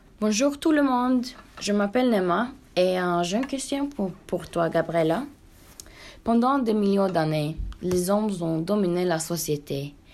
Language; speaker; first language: French; non-native, learner; Norwegian